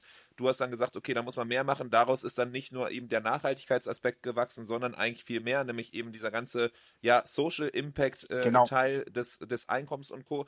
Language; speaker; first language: German; native; German